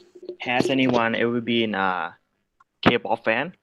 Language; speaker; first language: English; non-native, learner; Thai